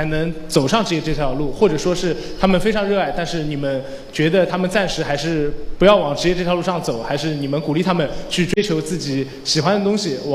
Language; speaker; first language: Chinese; native; Chinese